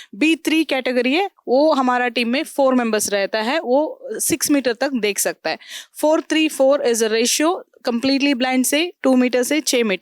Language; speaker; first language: Hindi; non-native, local second language; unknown